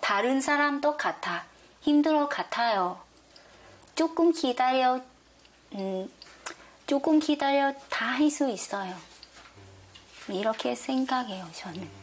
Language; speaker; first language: Korean; non-native, learner; Thai